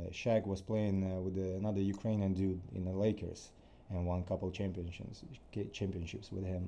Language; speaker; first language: English; non-native, fluent; Ukrainian